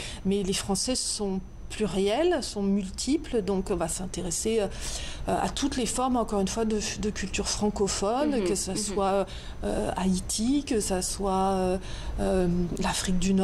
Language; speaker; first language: French; native; French